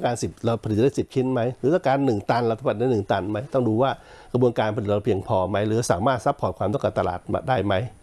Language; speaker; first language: Thai; native; Thai